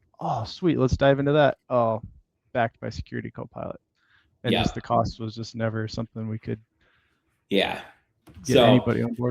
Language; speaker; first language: English; native; English